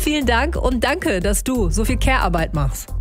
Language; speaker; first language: German; native; German